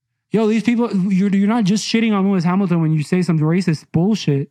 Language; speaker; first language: English; native; English